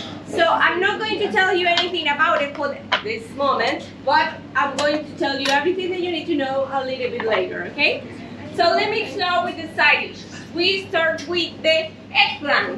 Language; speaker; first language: English; non-native, fluent; Spanish